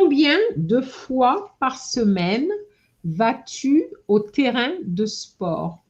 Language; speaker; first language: French; non-native, fluent; English